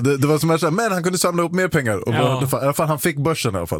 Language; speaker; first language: Swedish; native; Swedish